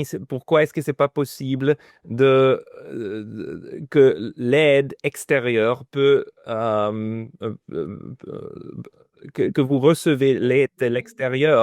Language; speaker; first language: French; non-native, fluent; German